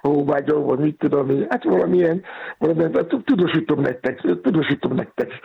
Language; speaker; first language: Hungarian; non-native, fluent; Yoruba